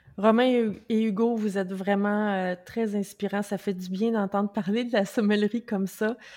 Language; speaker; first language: French; native; French